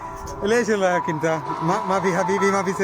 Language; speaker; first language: Arabic; non-native, learner; Malayalam